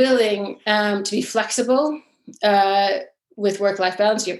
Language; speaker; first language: English; native; English